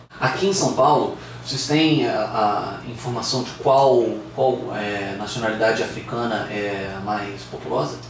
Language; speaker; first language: Portuguese; native; Portuguese